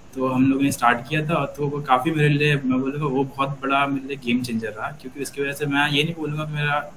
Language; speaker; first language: Hindi; native; Hindi